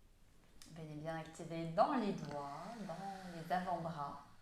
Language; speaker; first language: French; native; French